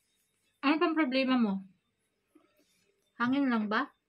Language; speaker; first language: Filipino; non-native, local second language; Cebuano